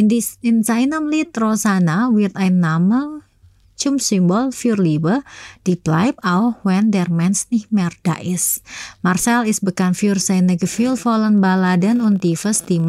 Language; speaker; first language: German; non-native, learner; Indonesian